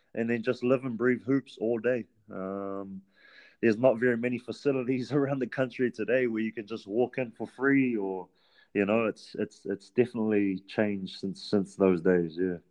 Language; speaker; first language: English; native; English